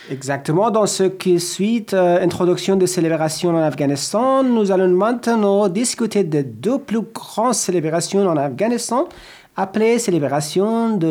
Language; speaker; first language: French; non-native, learner; Persian